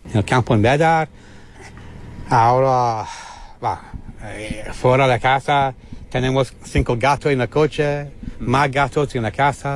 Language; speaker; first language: Spanish; non-native, learner; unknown